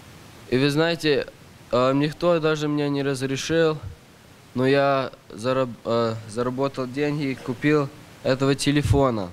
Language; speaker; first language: Russian; early bilingual, heritage; Russian